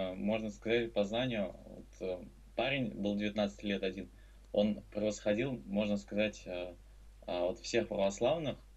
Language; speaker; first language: Russian; native; Russian